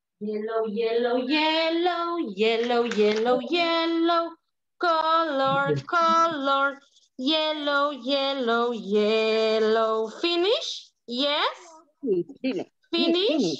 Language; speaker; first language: English; non-native, learner; Spanish